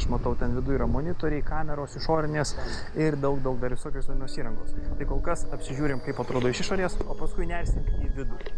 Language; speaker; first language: Lithuanian; native; Lithuanian